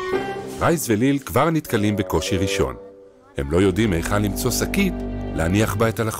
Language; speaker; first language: Hebrew; native; Hebrew